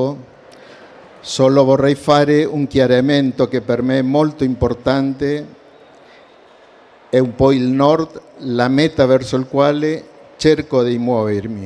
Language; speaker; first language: Italian; non-native, learner; Spanish